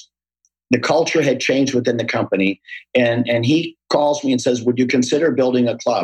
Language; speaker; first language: English; native; English